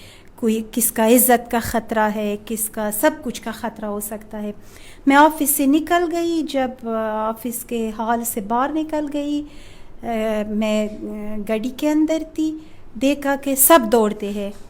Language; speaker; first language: Hindi; non-native, fluent; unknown